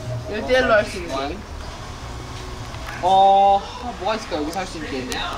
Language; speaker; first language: Korean; native; Korean